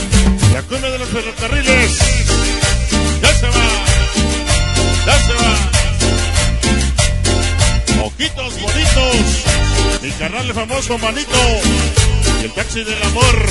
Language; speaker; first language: Spanish; native; Spanish